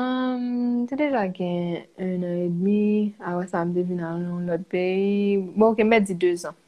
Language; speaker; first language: French; non-native, local second language; Haitian Creole